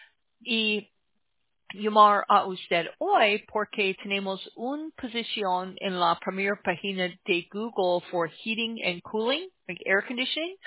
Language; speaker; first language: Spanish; non-native, learner; English